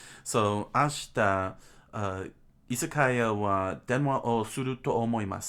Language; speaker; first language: Japanese; non-native, learner; English